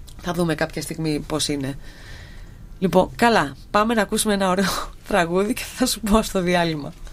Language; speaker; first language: Greek; native; Greek